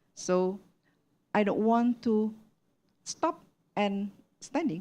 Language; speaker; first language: English; non-native, learner; Indonesian